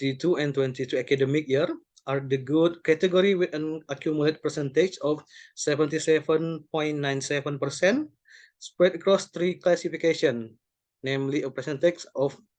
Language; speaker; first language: English; non-native, learner; Indonesian